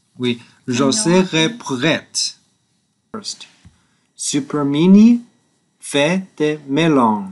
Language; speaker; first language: French; non-native, learner; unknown